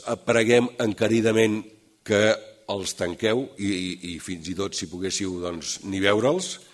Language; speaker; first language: Catalan; native; Catalan